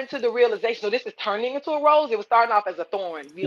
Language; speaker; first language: English; native; English